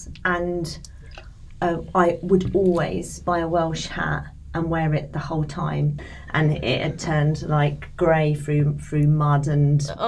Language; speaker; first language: English; native; English